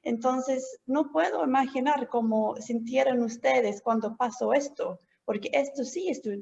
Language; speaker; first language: Spanish; non-native, fluent; English